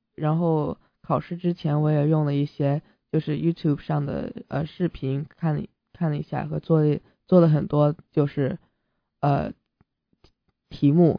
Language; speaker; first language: Chinese; early bilingual, heritage; English